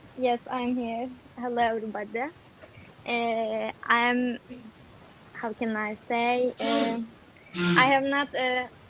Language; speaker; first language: English; non-native, learner; Turkish